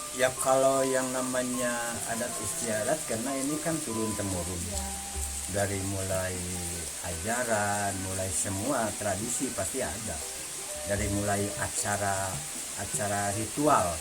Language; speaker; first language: Indonesian; non-native, local second language; Sundanese